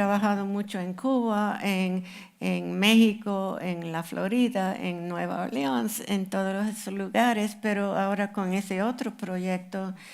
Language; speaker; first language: Spanish; non-native, fluent; English